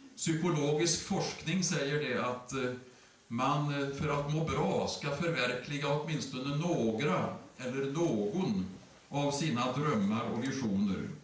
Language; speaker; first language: Swedish; native; Swedish